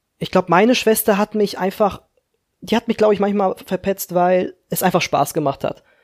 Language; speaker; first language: German; early bilingual, other home language; Czech